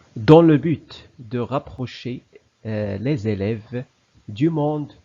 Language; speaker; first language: French; non-native, local second language; Arabic